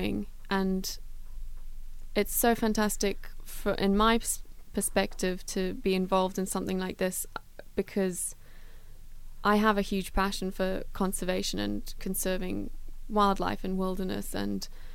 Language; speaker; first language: English; native; English